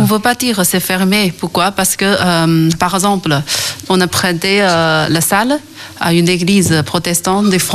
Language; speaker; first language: French; non-native, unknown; Chinese